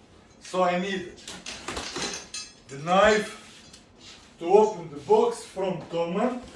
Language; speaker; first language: English; non-native, learner; Italian